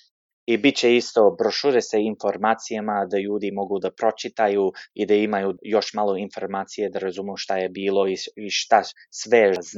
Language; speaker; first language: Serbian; early bilingual, heritage; Serbian